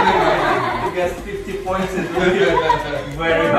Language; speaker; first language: English; non-native, learner; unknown